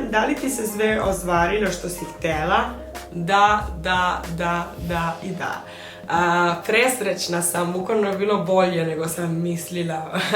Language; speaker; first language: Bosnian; non-native, fluent; Spanish